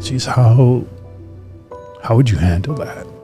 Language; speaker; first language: English; native; English